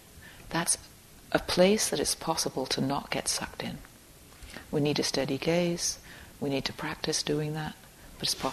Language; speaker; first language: English; native; English